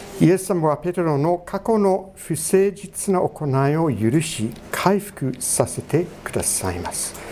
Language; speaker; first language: Japanese; non-native, fluent; English